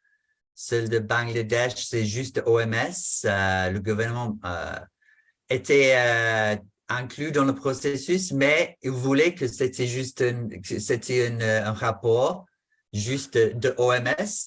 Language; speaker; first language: French; non-native, fluent; English